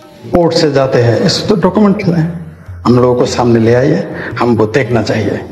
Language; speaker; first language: Hindi; non-native, fluent; Bangla